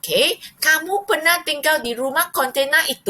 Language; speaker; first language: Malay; non-native, local second language; Chinese